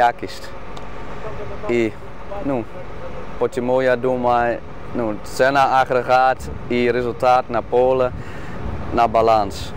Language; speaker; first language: Ukrainian; non-native, learner; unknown